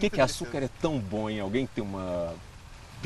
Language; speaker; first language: Portuguese; native; Portuguese